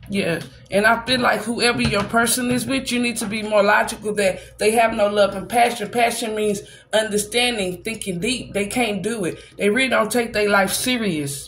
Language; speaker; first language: English; native; English